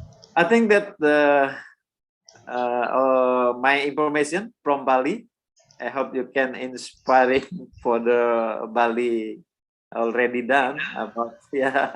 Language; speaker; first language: English; non-native, learner; Indonesian